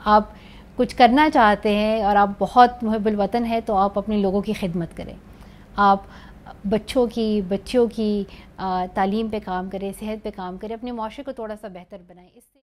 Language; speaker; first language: Urdu; non-native, local second language; Pashto